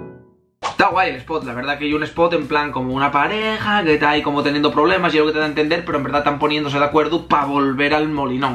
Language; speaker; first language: Spanish; native; Spanish